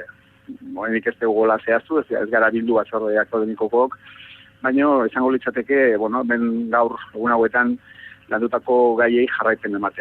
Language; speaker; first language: Basque; native; Basque